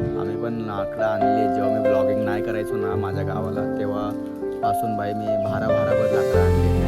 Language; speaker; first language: Marathi; native; Marathi